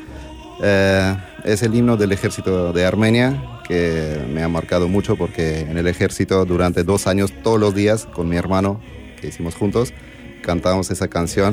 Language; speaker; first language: Spanish; non-native, fluent; Armenian